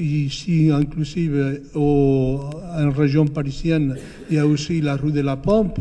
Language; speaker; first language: French; non-native, fluent; Spanish